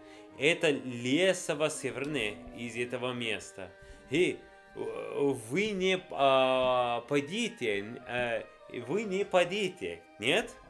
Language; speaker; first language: Russian; non-native, learner; English